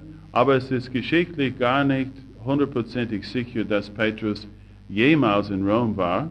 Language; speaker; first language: German; non-native, fluent; English